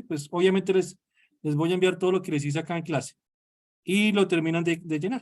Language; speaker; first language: Spanish; native; Spanish